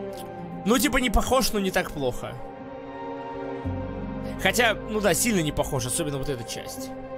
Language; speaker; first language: Russian; native; Russian